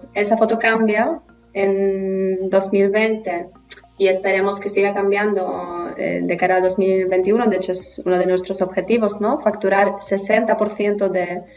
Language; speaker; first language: Spanish; non-native, fluent; Polish